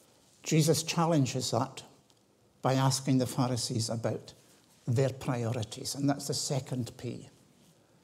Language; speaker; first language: English; native; English